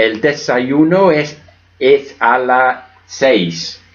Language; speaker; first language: Spanish; non-native, learner; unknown